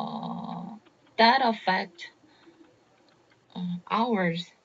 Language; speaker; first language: English; non-native, learner; Korean